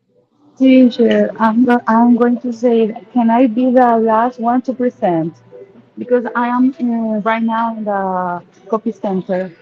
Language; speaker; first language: English; non-native, learner; Spanish